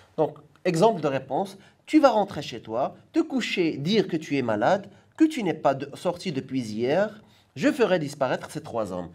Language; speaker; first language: French; non-native, local second language; Arabic